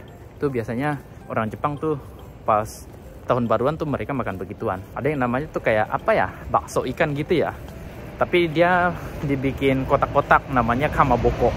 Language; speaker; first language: Indonesian; native; Indonesian